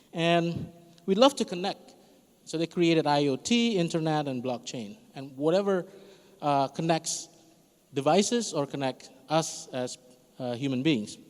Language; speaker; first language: English; non-native, fluent; Indonesian